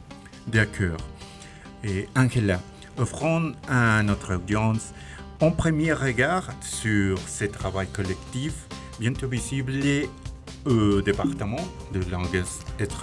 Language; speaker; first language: French; non-native, fluent; Spanish